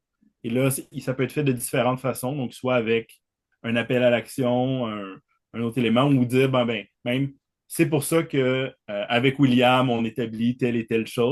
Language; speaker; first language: French; native; French